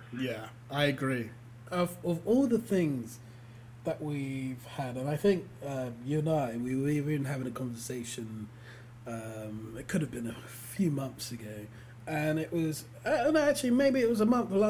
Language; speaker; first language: English; native; English